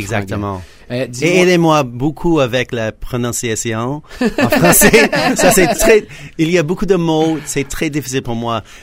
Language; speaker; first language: French; non-native, learner; English